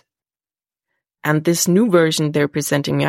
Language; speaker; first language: English; non-native, fluent; German